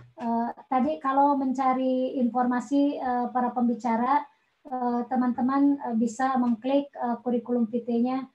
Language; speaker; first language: Indonesian; non-native, local second language; Sundanese